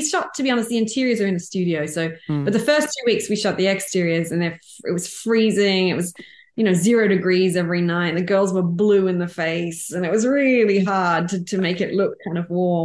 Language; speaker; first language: English; native; English